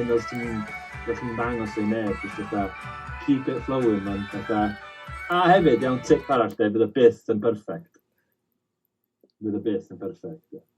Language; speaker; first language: Welsh; native; Welsh